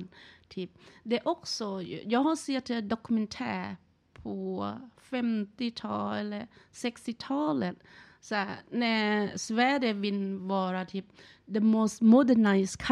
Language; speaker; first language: Swedish; non-native, learner; Thai